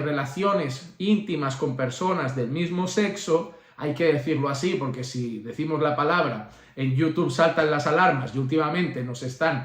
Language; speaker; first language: Spanish; native; Spanish